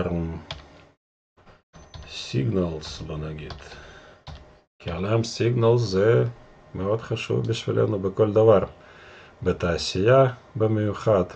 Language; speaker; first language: Hebrew; non-native, fluent; Russian